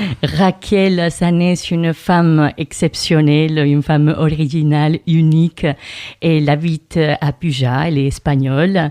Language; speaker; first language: French; non-native, fluent; Spanish